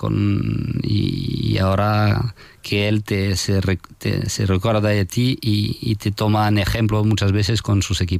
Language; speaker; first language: Spanish; non-native, fluent; French